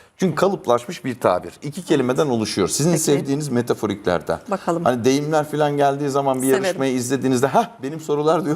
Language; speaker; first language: Turkish; native; Turkish